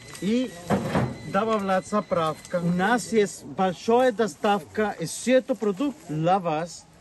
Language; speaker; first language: Russian; non-native, learner; Spanish